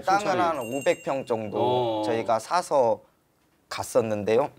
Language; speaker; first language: Korean; native; Korean